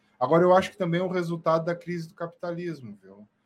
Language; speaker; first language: Portuguese; native; Portuguese